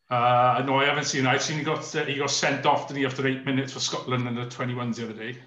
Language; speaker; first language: English; native; English